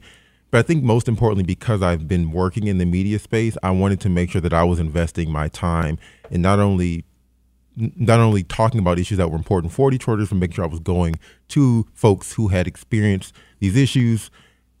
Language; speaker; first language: English; native; English